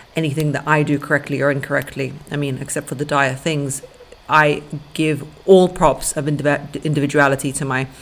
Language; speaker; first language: English; early bilingual, other home language; Russian